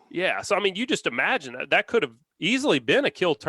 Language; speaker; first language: English; native; English